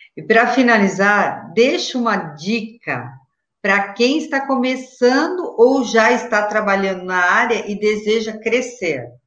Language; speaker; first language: Portuguese; native; Portuguese